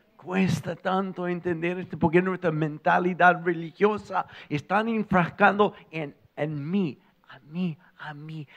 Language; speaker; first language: Spanish; non-native, fluent; English